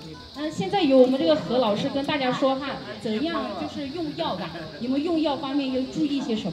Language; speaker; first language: Chinese; native; Chinese